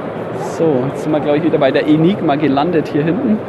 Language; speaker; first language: German; native; German